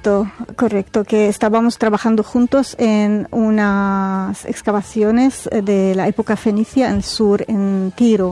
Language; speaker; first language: Spanish; non-native, fluent; Arabic